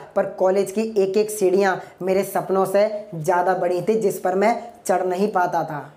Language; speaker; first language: Hindi; non-native, local second language; Gujarati